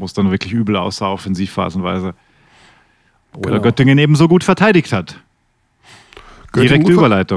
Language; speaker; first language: German; native; German